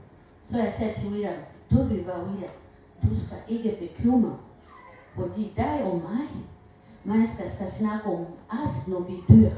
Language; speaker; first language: Danish; non-native, learner; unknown